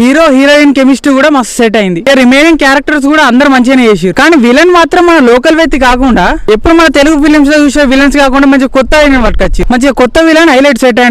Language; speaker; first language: Telugu; native; Telugu